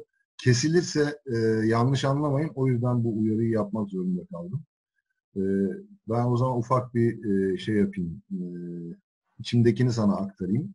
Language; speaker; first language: Turkish; native; Turkish